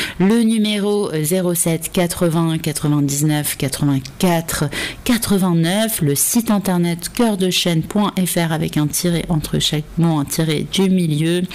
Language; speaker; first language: French; native; French